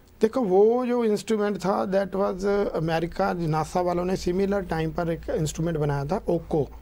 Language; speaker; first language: Hindi; non-native, local second language; Punjabi